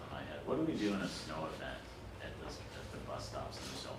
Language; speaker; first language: English; native; English